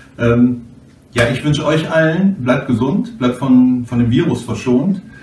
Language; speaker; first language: German; native; German